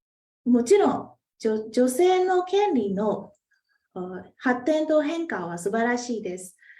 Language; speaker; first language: Japanese; non-native, fluent; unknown